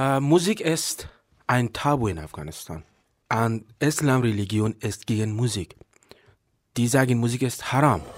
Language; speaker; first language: German; non-native, learner; Persian